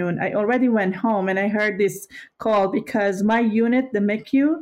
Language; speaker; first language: English; non-native, local second language; Filipino